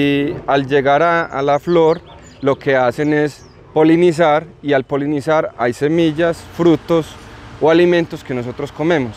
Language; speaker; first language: Spanish; native; Spanish